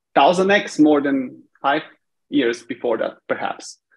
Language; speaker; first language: English; non-native, fluent; Bulgarian